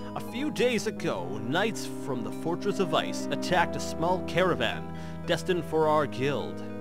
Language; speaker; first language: English; native; English